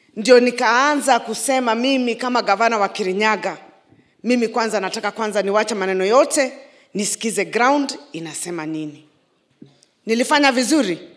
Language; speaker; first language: Swahili; non-native, local second language; Kikuyu